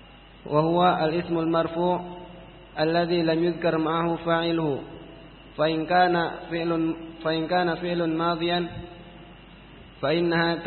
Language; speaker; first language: Arabic; non-native, learner; Indonesian